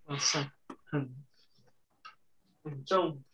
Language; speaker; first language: Chinese; early bilingual, heritage; Chinese